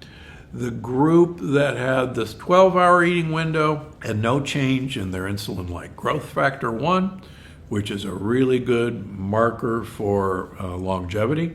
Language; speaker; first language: English; native; English